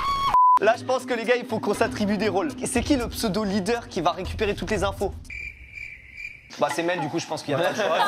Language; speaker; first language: French; native; French